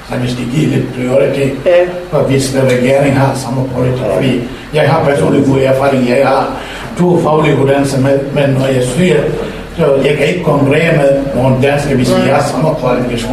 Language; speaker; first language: Danish; non-native, fluent; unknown